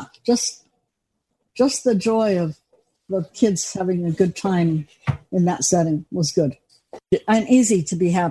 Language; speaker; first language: English; native; English